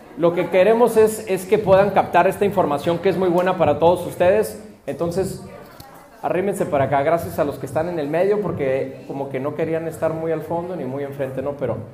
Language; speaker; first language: Spanish; early bilingual, heritage; Spanish